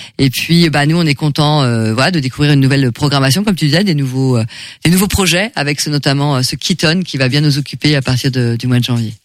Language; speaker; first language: French; native; French